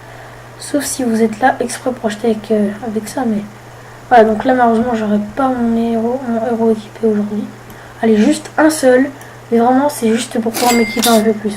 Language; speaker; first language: French; native; French